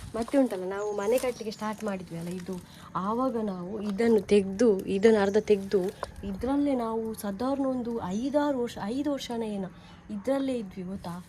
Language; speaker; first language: Kannada; non-native, local second language; Tulu